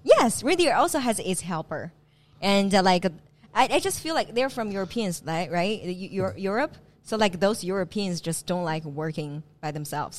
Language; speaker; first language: English; non-native, fluent; Chinese